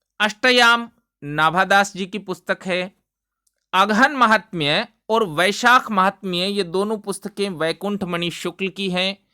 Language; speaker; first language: Hindi; native; Hindi